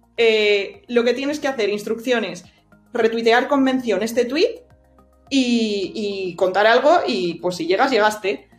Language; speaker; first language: Spanish; native; Spanish